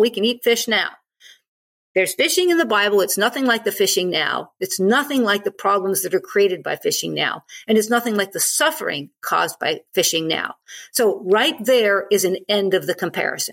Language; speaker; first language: English; native; English